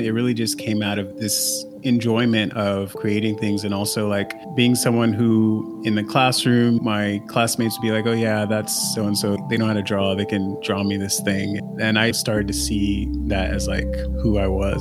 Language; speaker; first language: English; native; English